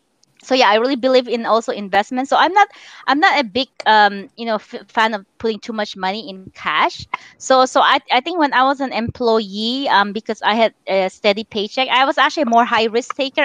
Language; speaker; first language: English; non-native, local second language; Min Nan Chinese